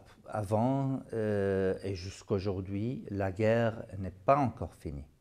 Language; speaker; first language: French; non-native, local second language; Arabic